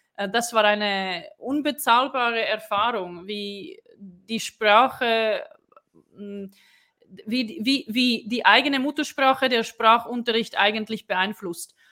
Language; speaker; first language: German; non-native, fluent; Czech